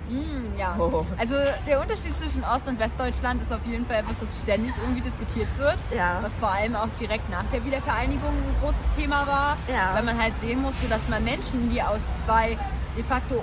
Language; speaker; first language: German; native; German